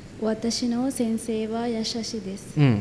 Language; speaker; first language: Japanese; non-native, learner; Sinhala